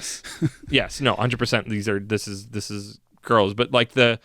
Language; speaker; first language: English; native; English